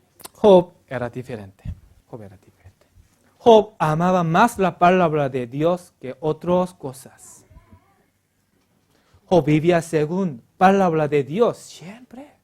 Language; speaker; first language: Spanish; non-native, learner; Korean